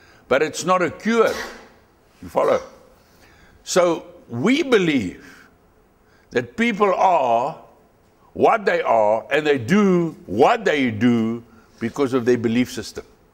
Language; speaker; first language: English; non-native, local second language; Afrikaans